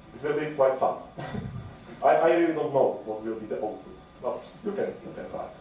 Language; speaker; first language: English; non-native, fluent; Czech